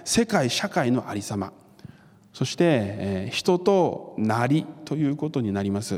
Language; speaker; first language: Japanese; non-native, fluent; Korean